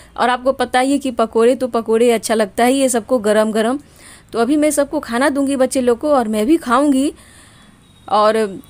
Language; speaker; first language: Hindi; native; Hindi